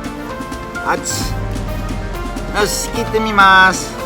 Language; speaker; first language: Japanese; native; Japanese